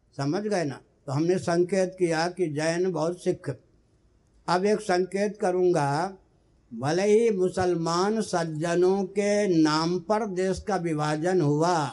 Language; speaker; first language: Hindi; non-native, local second language; Maithili